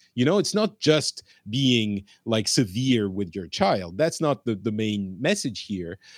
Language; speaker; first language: English; non-native, fluent; Arabic